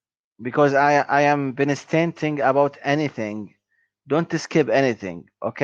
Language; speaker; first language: English; non-native, learner; Arabic